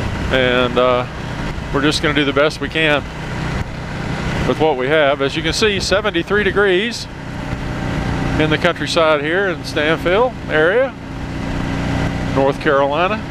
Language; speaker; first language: English; native; English